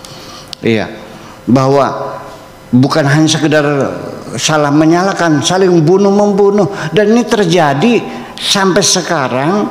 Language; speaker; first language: Indonesian; native; Indonesian